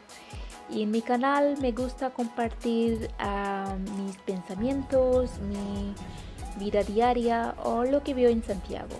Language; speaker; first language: Spanish; non-native, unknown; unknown